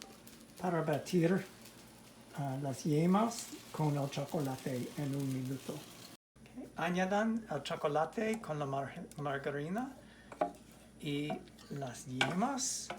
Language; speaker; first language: Spanish; non-native, learner; English